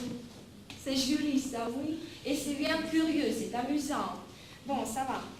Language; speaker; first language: French; non-native, fluent; Russian